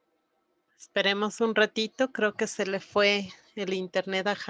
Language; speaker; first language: Spanish; native; Spanish